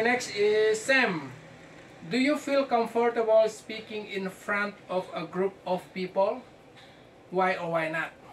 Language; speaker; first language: English; non-native, fluent; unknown